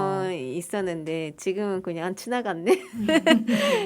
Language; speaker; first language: Korean; non-native, fluent; Japanese